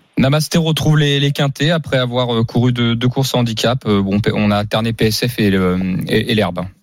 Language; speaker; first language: French; native; French